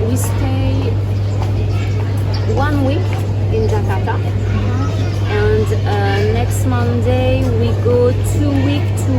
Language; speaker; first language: English; non-native, learner; French